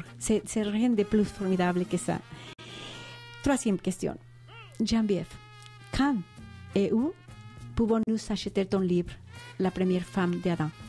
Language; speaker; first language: French; non-native, fluent; Spanish